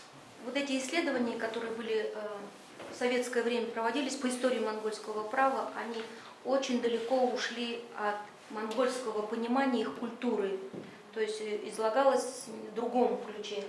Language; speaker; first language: Russian; native; Russian